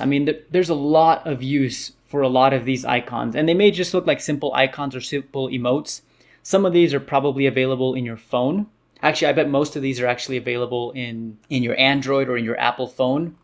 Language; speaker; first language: English; native; English